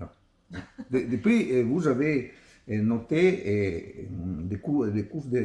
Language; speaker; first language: French; non-native, learner; Italian